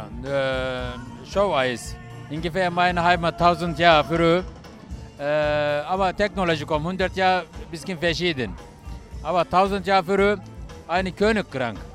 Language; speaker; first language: German; non-native, learner; Turkish